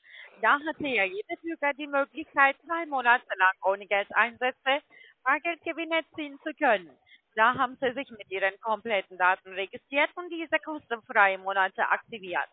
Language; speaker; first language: German; non-native, fluent; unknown